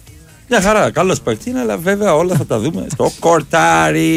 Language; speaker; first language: Greek; native; Greek